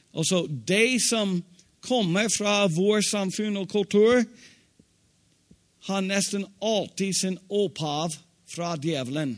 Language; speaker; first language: Swedish; non-native, fluent; English